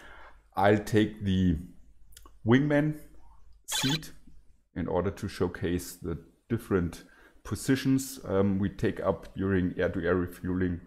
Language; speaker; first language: English; non-native, fluent; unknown